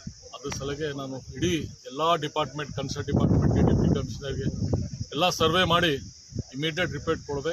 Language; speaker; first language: Kannada; non-native, local second language; Urdu